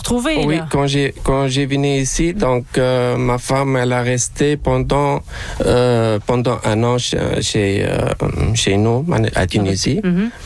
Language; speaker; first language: French; non-native, local second language; Arabic